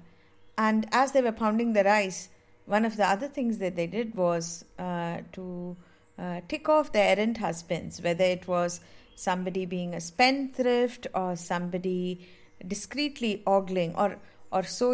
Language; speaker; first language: English; non-native, local second language; Tamil